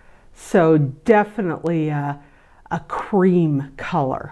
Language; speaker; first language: English; native; English